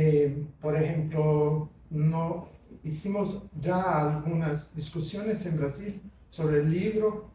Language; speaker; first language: Spanish; non-native, fluent; Portuguese